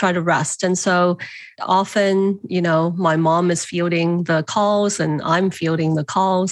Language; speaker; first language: English; non-native, local second language; Cantonese